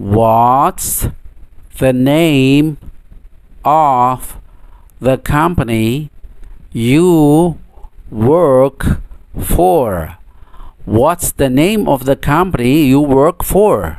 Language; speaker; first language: English; non-native, fluent; Indonesian